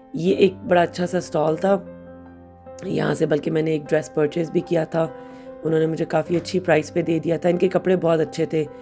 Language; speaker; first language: Urdu; native; Urdu